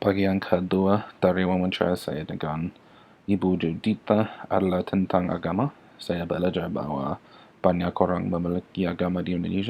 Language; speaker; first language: Indonesian; non-native, learner; English